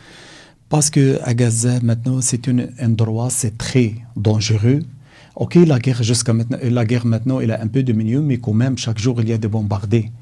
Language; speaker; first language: French; non-native, learner; Arabic